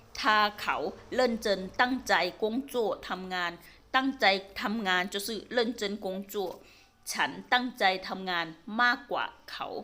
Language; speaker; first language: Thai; native; Thai